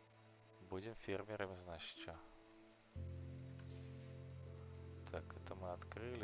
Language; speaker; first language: Russian; native; Russian